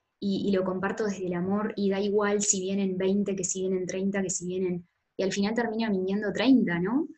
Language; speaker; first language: Spanish; native; Spanish